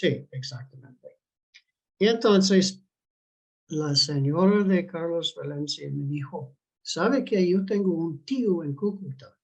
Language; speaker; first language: Spanish; non-native, fluent; English